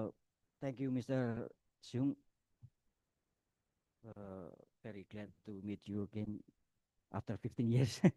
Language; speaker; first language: English; non-native, learner; Indonesian